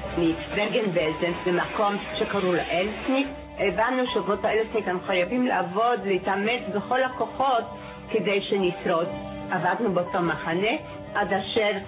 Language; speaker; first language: Hebrew; non-native, fluent; Polish